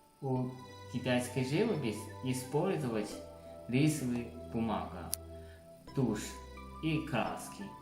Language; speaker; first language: Russian; non-native, learner; Chinese